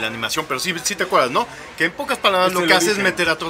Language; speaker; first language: Spanish; native; Spanish